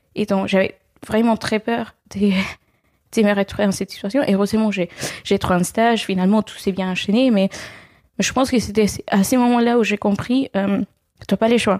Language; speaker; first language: French; non-native, fluent; Spanish